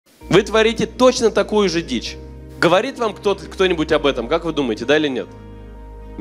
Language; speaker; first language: Russian; native; Russian